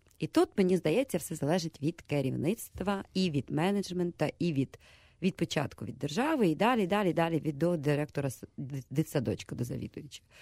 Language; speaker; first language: Ukrainian; native; Ukrainian